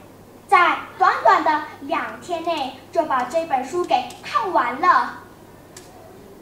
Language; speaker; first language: Chinese; non-native, learner; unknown